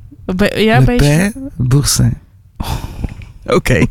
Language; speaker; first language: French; non-native, learner; Dutch